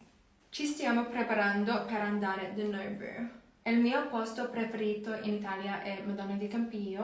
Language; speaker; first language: Italian; non-native, learner; English